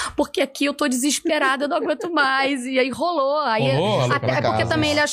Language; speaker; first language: Portuguese; native; Portuguese